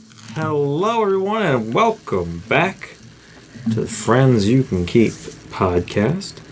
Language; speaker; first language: English; native; English